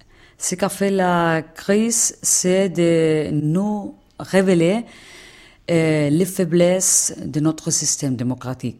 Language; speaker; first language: French; non-native, fluent; Spanish